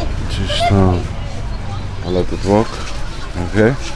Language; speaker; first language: Polish; native; Polish